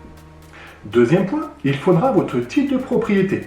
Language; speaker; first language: French; native; French